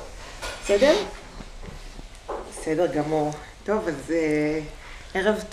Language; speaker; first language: Hebrew; native; Hebrew